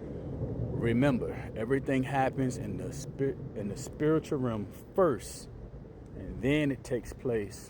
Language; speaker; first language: English; native; English